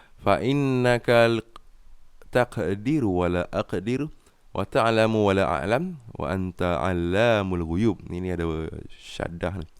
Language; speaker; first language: Malay; native; Malay